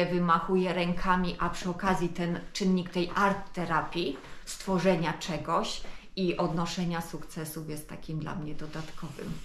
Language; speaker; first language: Polish; native; Polish